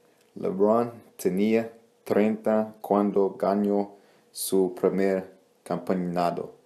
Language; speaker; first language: Spanish; non-native, learner; English